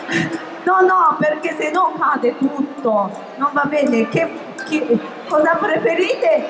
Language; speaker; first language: Italian; non-native, fluent; Japanese